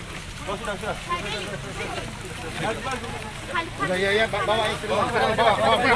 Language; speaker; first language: Malay; native; Malay